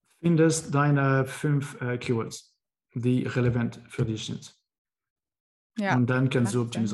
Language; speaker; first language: German; non-native, learner; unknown